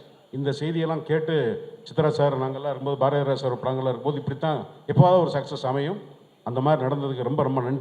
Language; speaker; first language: Tamil; native; Tamil